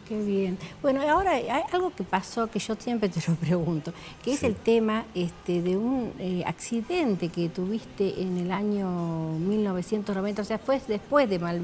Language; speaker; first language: Spanish; native; Spanish